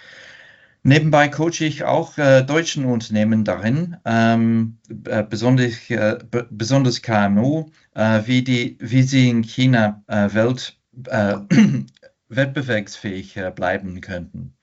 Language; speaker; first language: German; non-native, fluent; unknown